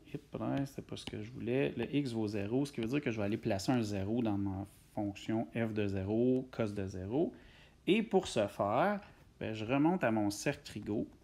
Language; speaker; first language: French; native; French